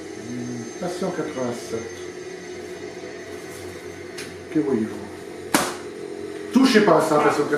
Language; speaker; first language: French; native; French